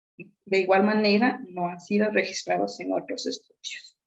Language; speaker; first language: Spanish; native; Spanish